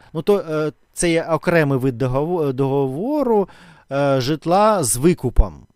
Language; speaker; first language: Ukrainian; non-native, local second language; Russian